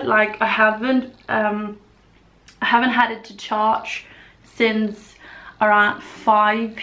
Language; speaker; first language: English; non-native, fluent; Danish